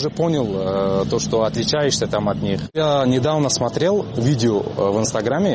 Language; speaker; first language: Russian; non-native, local second language; Tajik